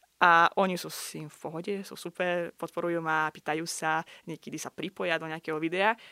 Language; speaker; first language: Slovak; non-native, fluent; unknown